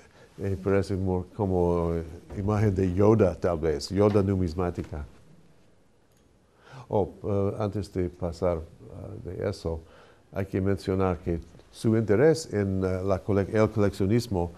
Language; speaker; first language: Spanish; non-native, fluent; English